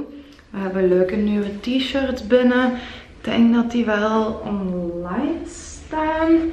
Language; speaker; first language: Dutch; native; Dutch